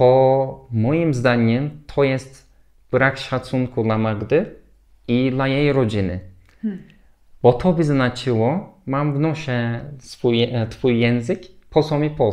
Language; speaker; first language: Polish; non-native, learner; Turkish